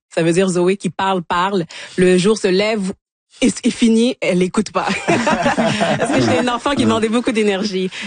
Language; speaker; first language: French; early bilingual, other home language; Lingala